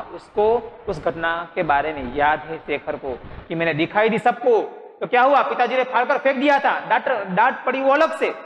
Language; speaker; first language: Hindi; non-native, local second language; Gujarati